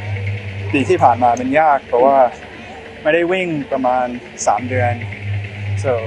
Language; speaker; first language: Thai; early bilingual, heritage; Thai